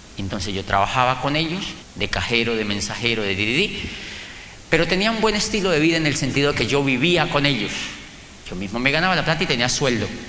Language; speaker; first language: Spanish; native; Spanish